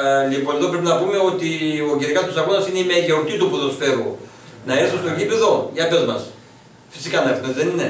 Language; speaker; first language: Greek; native; Greek